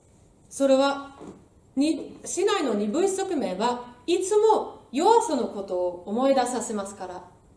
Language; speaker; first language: Japanese; non-native, learner; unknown